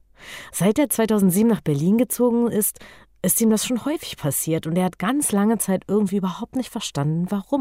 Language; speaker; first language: German; native; German